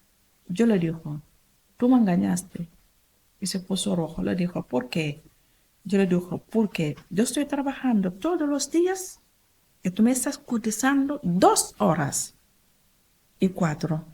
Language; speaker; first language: Spanish; non-native, learner; Wolof